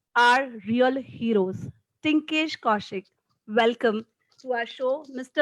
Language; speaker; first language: English; non-native, local second language; Hindi